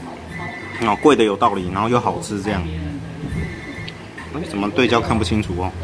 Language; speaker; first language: Chinese; native; Chinese